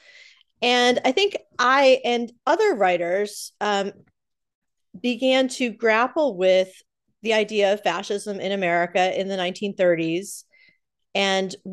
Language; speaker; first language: English; native; English